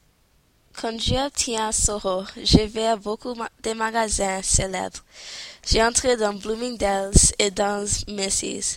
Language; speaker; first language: French; non-native, learner; English